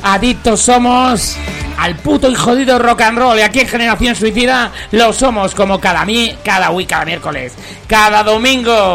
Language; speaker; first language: Spanish; native; Spanish